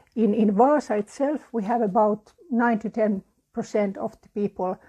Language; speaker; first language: English; non-native, fluent; Finnish